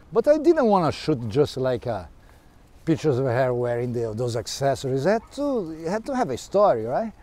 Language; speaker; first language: English; non-native, fluent; Portuguese